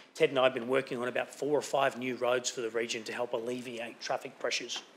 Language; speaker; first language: English; native; English